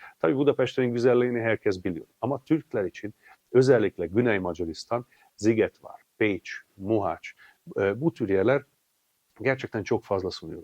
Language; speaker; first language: Turkish; non-native, fluent; Hungarian